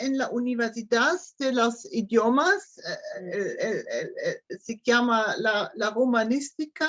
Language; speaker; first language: Spanish; non-native, learner; German